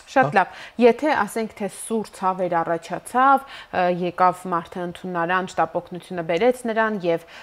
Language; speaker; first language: Armenian; native; Armenian